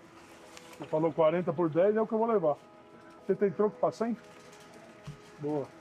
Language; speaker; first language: Portuguese; native; Portuguese